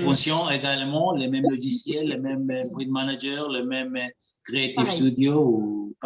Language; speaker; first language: French; non-native, fluent; Spanish